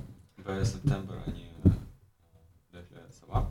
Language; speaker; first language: Hebrew; non-native, learner; Russian